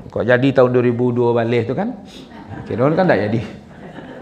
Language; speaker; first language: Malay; non-native, local second language; Minangkabau